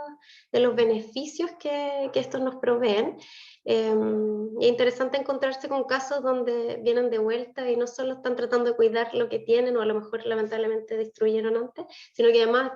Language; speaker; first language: Spanish; native; Spanish